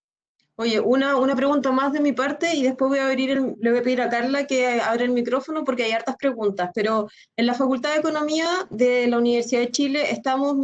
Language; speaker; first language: Spanish; native; Spanish